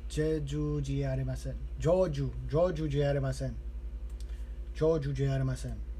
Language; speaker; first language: Japanese; non-native, learner; English